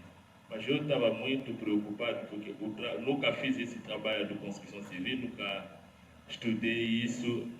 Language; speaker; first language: Portuguese; non-native, learner; Lingala